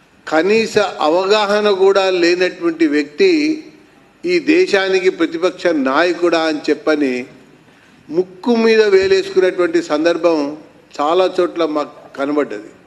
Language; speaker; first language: Telugu; native; Telugu